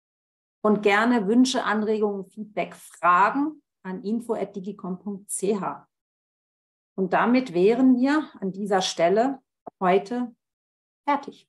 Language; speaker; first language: German; native; German